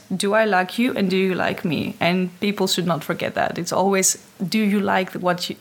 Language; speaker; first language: English; non-native, fluent; Greek